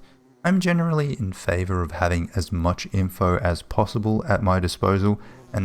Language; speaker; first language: English; native; English